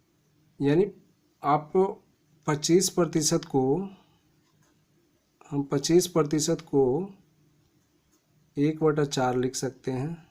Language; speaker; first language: Hindi; native; Hindi